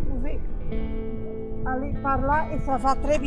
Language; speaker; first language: French; non-native, local second language; Dutch